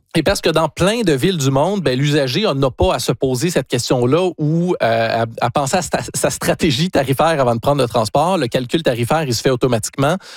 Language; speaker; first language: French; native; French